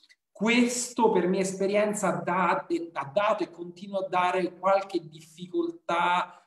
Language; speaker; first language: Italian; native; Italian